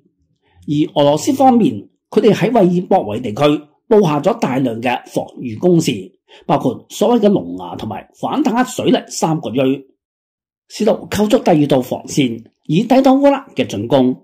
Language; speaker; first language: Chinese; non-native, local second language; Cantonese